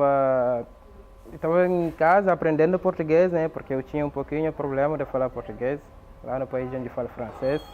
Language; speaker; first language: Portuguese; non-native, learner; French